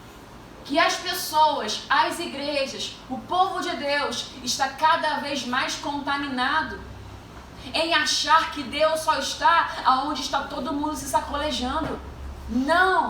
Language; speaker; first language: Portuguese; native; Portuguese